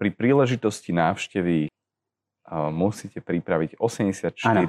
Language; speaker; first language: Slovak; non-native, learner; Nepali